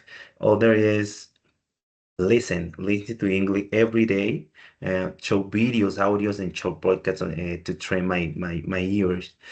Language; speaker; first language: English; non-native, learner; Spanish